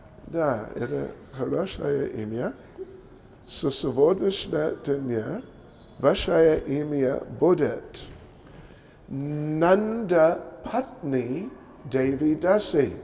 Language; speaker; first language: Russian; non-native, learner; English